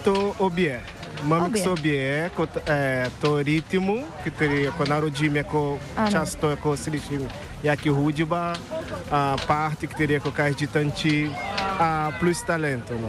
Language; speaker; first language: Czech; non-native, learner; Portuguese